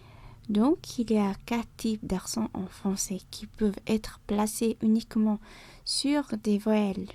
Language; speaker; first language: French; non-native, learner; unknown